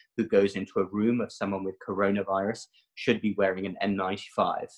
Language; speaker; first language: English; native; English